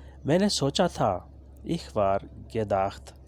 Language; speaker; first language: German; non-native, learner; Urdu